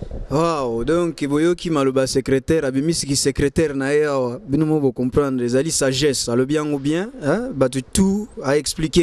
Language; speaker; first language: French; non-native, local second language; Lingala